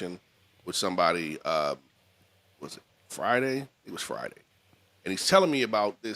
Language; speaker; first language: English; native; English